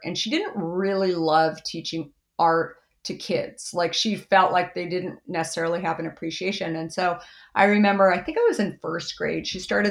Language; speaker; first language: English; native; English